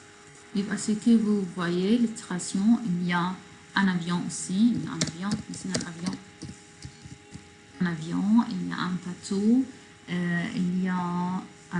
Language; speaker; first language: French; non-native, fluent; Arabic